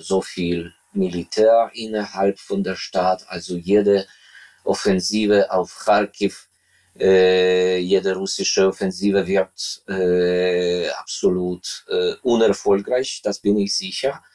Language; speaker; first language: German; non-native, fluent; Ukrainian